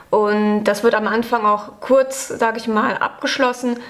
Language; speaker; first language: German; native; German